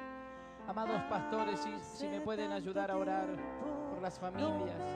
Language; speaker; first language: Spanish; native; Spanish